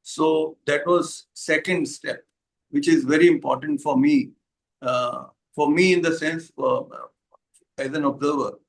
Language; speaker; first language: English; non-native, local second language; Punjabi